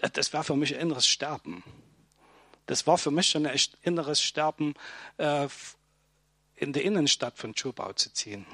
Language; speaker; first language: German; native; German